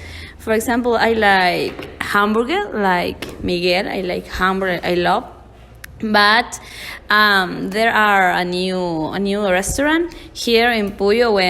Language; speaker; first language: English; non-native, learner; Spanish